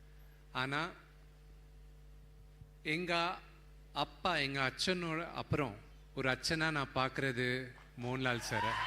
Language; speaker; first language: Tamil; non-native, local second language; Telugu